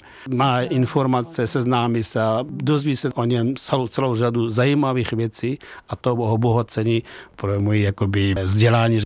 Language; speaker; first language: Czech; non-native, fluent; Persian